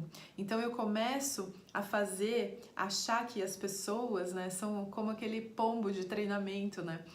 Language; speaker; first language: Portuguese; native; Portuguese